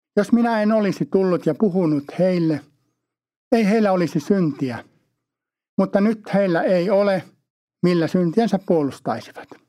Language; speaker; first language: Finnish; native; Finnish